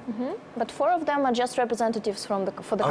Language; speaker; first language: English; non-native, fluent; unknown